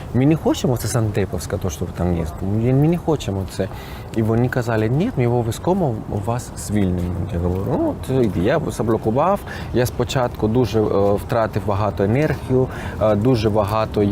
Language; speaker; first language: Ukrainian; non-native, fluent; Spanish